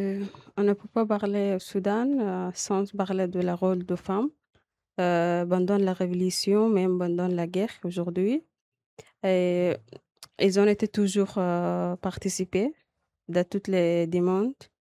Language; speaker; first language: French; non-native, learner; Arabic